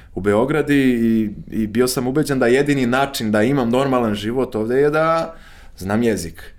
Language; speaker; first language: Serbian; non-native, fluent; Portuguese